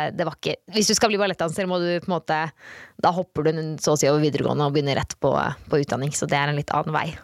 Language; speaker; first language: Norwegian; native; Norwegian